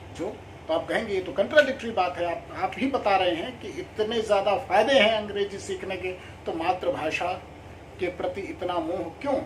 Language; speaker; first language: Hindi; native; Hindi